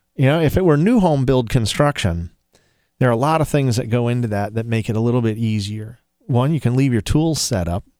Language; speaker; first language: English; native; English